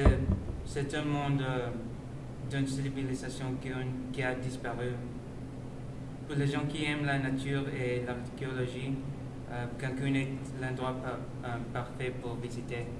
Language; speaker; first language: French; non-native, learner; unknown